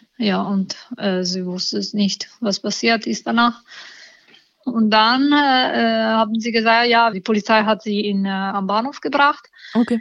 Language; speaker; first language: German; non-native, fluent; Italian